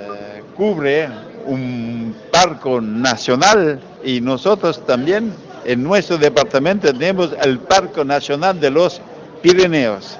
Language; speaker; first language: Spanish; non-native, learner; French